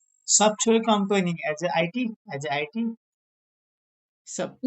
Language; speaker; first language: English; non-native, learner; Nepali